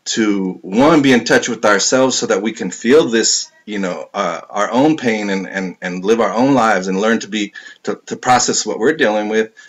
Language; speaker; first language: English; native; English